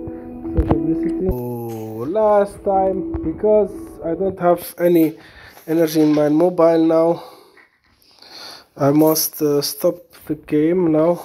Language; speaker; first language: English; non-native, learner; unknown